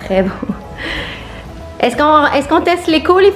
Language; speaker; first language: French; native; French